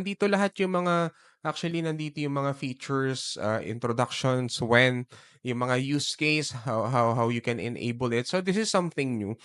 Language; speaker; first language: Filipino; native; Filipino